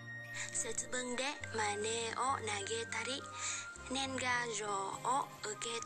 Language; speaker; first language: Japanese; non-native, learner; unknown